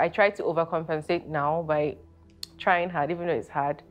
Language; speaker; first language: English; non-native, local second language; Yoruba